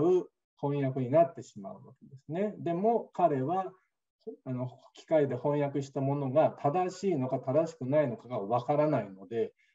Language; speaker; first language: Japanese; native; Japanese